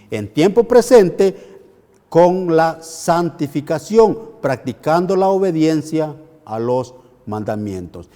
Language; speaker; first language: Spanish; native; Spanish